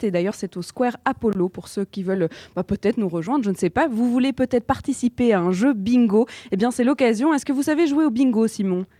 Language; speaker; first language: French; native; French